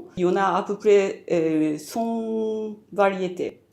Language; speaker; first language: French; non-native, fluent; Japanese